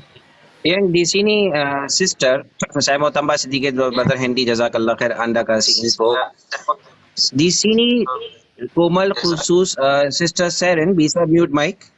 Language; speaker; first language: Indonesian; non-native, learner; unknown